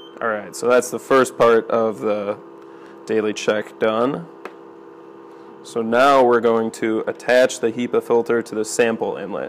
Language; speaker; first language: English; native; English